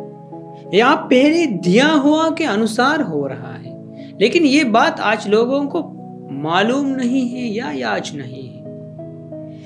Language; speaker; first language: Hindi; non-native, fluent; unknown